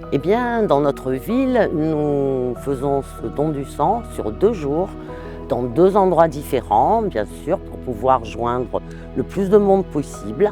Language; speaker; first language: French; native; French